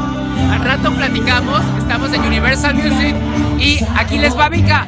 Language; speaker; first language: Spanish; native; Spanish